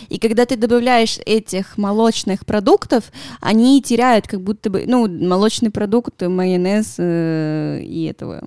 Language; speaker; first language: Russian; non-native, fluent; Spanish